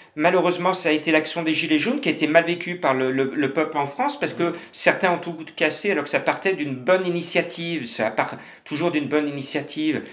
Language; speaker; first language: French; native; French